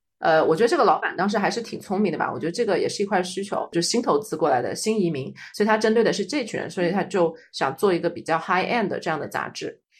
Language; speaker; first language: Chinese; native; Chinese